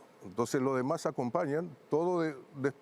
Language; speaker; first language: Spanish; native; Spanish